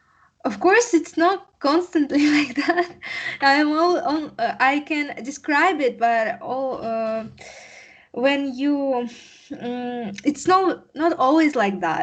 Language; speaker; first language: English; non-native, learner; Russian